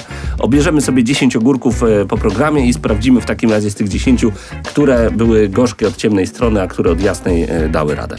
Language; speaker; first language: Polish; native; Polish